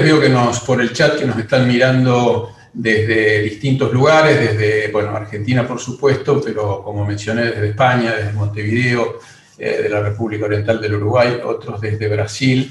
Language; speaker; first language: Spanish; native; Spanish